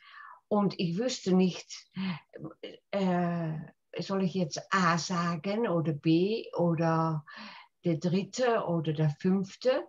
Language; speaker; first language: German; non-native, fluent; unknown